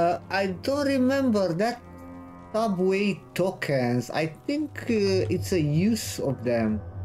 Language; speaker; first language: English; non-native, fluent; Romanian